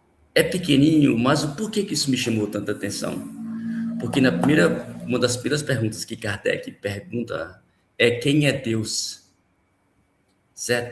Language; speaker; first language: Portuguese; native; Portuguese